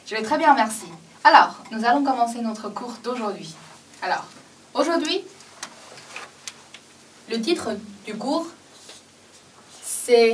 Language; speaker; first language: French; non-native, fluent; Chinese